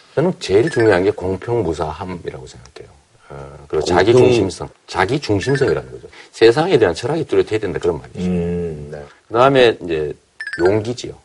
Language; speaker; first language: Korean; native; Korean